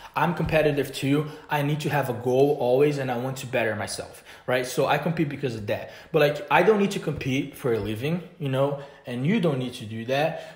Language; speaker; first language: English; non-native, fluent; Portuguese